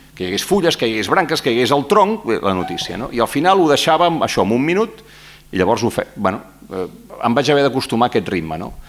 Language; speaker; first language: Catalan; native; Catalan